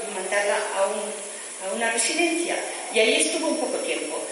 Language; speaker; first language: Spanish; native; Spanish